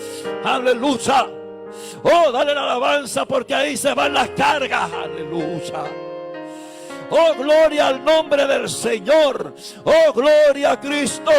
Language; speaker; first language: Spanish; native; Spanish